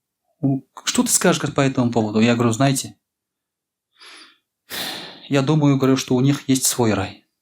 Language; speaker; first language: Russian; non-native, local second language; Tatar